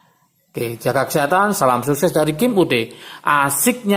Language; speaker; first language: Indonesian; native; Indonesian